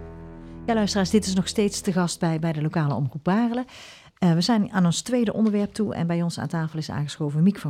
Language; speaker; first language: Dutch; native; Dutch